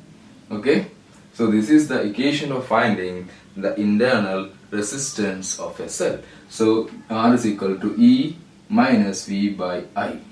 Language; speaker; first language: English; non-native, local second language; Malayalam